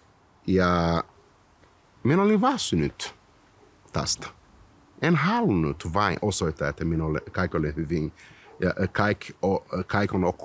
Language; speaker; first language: Finnish; non-native, fluent; Portuguese